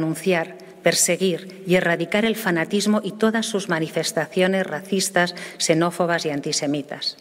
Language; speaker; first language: Spanish; native; Spanish